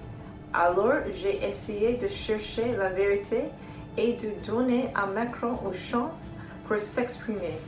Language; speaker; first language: French; non-native, learner; English